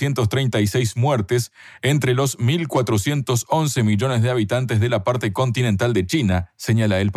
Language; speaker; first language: Spanish; native; Spanish